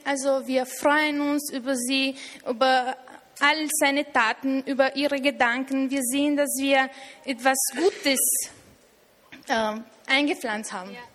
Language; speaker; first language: German; non-native, fluent; Romanian